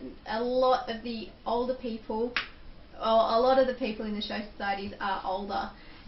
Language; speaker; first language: English; native; English